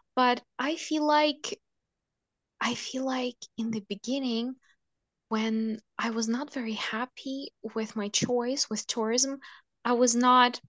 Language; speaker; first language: English; non-native, fluent; Russian